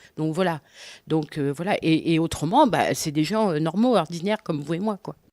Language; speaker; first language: French; native; French